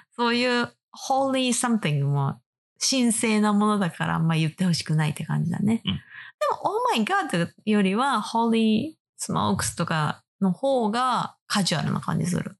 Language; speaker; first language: Japanese; native; Japanese